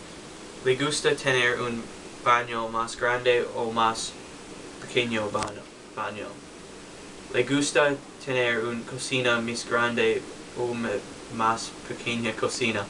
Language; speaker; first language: Spanish; non-native, learner; English